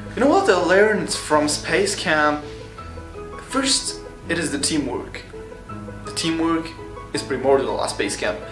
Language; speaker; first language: English; non-native, fluent; Arabic